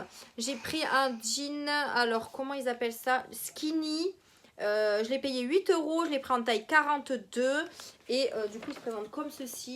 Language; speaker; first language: French; native; French